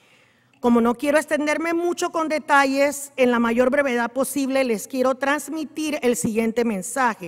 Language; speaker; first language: Spanish; native; Spanish